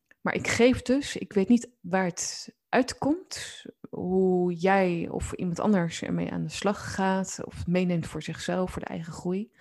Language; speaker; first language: Dutch; native; Dutch